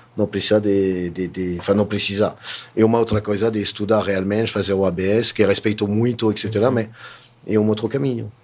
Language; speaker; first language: Portuguese; non-native, fluent; French